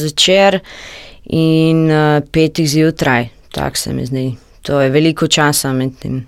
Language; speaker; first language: Slovenian; non-native, learner; Croatian